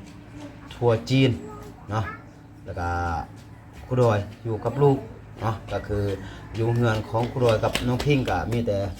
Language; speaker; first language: Thai; non-native, local second language; Lao